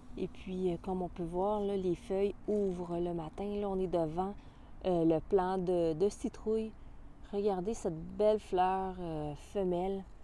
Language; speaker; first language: French; native; French